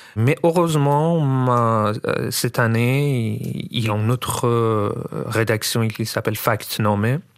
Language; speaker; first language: French; non-native, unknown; Persian